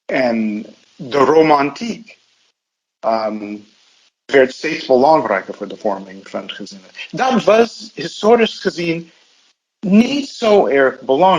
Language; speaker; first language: Dutch; non-native, fluent; English